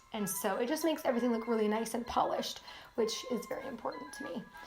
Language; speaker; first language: English; native; English